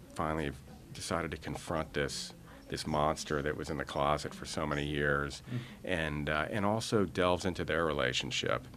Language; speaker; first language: English; native; English